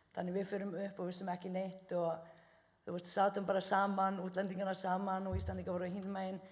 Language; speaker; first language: Icelandic; non-native, fluent; Arabic